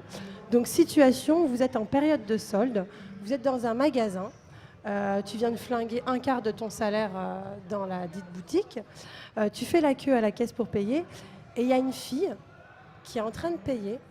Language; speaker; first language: French; native; French